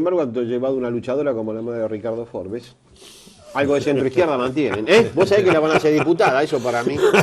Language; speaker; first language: Spanish; native; Spanish